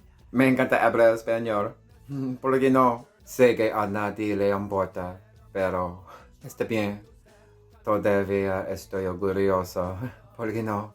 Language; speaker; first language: Spanish; non-native, learner; English